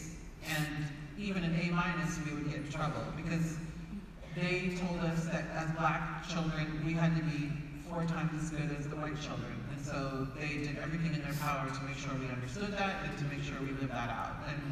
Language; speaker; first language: English; native; English